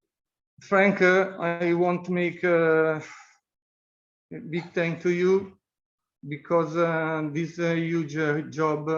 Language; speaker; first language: English; non-native, fluent; Italian